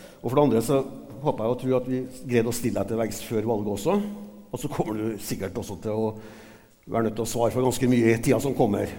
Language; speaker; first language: Norwegian; native; Norwegian